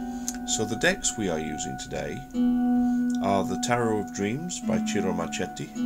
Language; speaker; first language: English; native; English